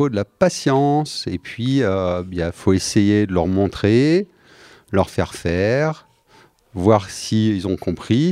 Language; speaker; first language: French; native; French